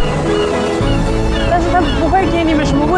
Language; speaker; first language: Chinese; non-native, fluent; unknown